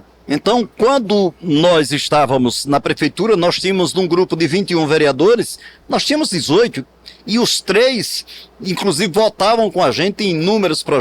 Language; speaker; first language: Portuguese; native; Portuguese